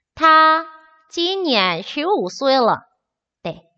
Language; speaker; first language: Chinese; non-native, fluent; Korean